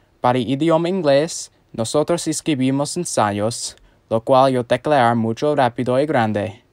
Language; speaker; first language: Spanish; non-native, learner; English